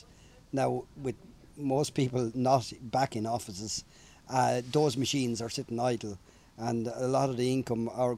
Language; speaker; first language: English; native; English